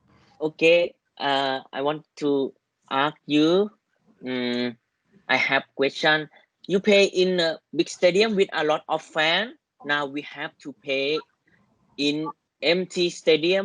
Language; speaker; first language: English; non-native, learner; Thai